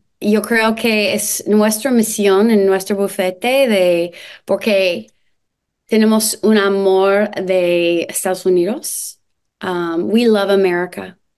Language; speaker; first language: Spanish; non-native, learner; English